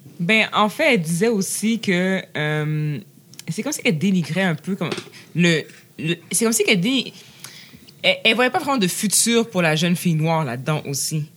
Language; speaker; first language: French; native; French